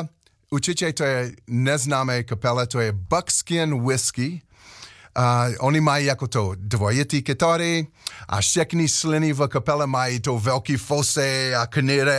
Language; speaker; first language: Czech; non-native, learner; English